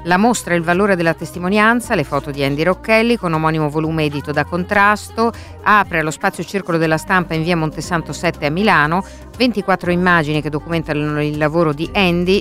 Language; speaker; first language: Italian; native; Italian